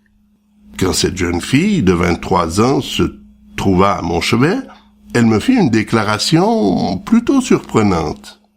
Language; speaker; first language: French; native; French